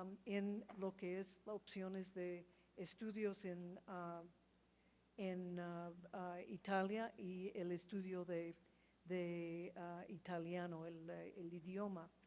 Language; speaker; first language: Spanish; non-native, fluent; English